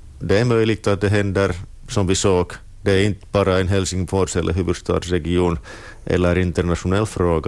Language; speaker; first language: Swedish; non-native, local second language; Finnish